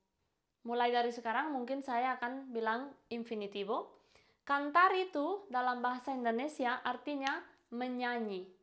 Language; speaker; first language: Indonesian; non-native, fluent; Spanish